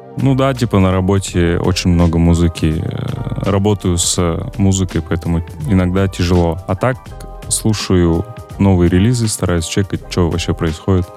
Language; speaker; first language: Russian; native; Russian